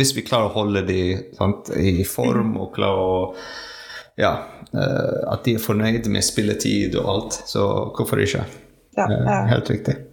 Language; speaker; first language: Norwegian; non-native, learner; French